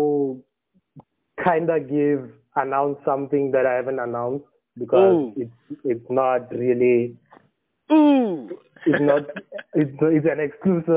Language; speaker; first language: English; non-native, local second language; Tswana